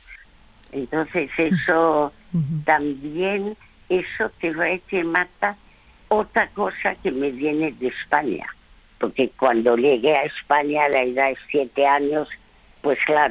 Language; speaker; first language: Spanish; early bilingual, other home language; French